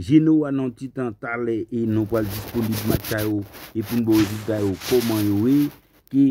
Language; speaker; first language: French; non-native, learner; Haitian Creole